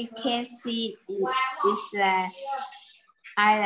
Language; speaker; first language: English; non-native, learner; Vietnamese